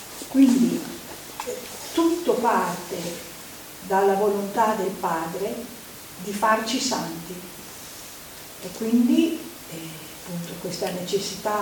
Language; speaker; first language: Italian; native; Italian